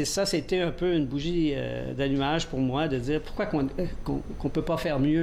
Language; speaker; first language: French; native; French